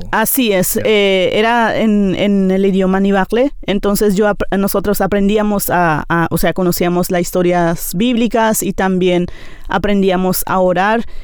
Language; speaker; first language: Spanish; non-native, local second language; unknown